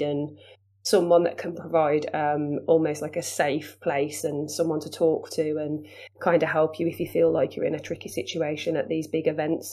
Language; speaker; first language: English; native; English